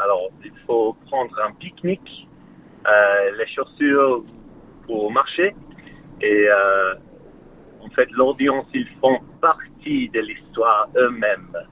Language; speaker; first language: French; non-native, learner; English